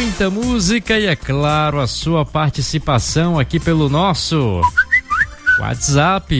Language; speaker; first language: Portuguese; native; Portuguese